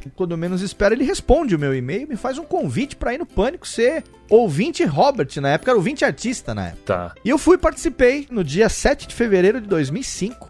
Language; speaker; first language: Portuguese; native; Portuguese